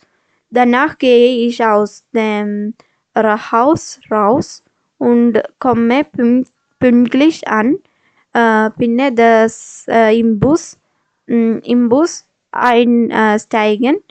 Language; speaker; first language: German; non-native, learner; Malayalam